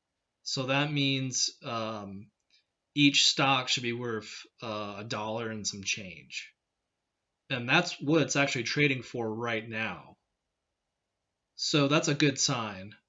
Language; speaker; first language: English; native; English